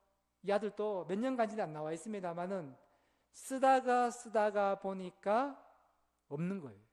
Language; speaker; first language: Korean; native; Korean